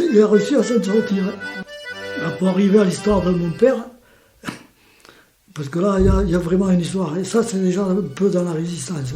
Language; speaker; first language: French; native; French